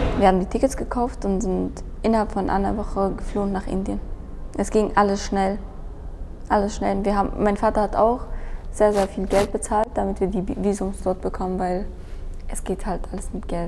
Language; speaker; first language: German; early bilingual, other home language; Persian